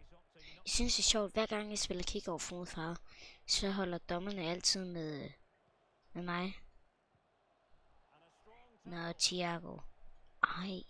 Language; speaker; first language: Danish; native; Danish